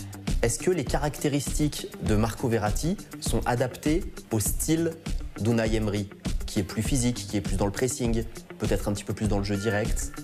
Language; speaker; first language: French; native; French